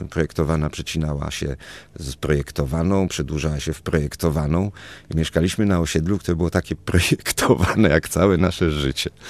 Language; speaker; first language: Polish; early bilingual, other home language; Spanish